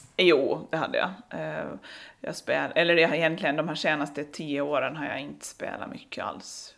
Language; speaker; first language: Swedish; native; Swedish